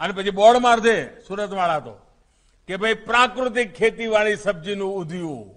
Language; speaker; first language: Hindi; non-native, local second language; Gujarati